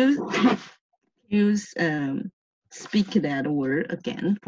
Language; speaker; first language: English; non-native, learner; Chinese